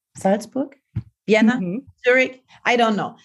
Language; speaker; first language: English; non-native, learner; German